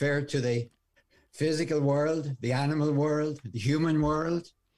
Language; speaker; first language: English; native; English